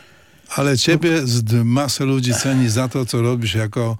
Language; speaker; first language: Polish; native; Polish